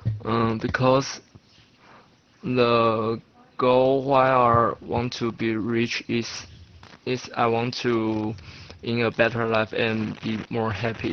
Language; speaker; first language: English; non-native, learner; Chinese